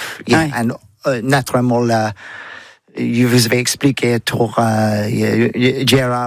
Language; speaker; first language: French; non-native, learner; English